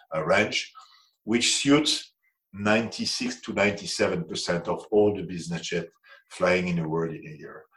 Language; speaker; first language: English; non-native, fluent; French